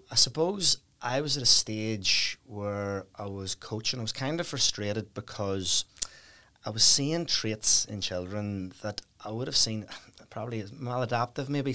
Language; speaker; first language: English; native; English